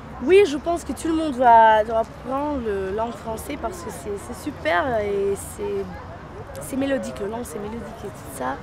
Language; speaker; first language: French; non-native, learner; Macedonian